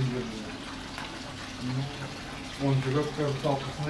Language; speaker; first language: Russian; native; Russian